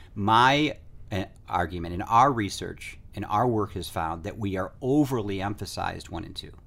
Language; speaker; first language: English; native; English